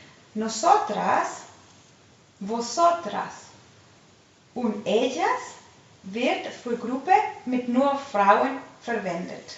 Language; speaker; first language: German; non-native, fluent; Spanish